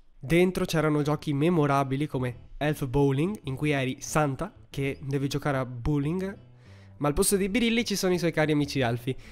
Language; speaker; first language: Italian; early bilingual, heritage; Italian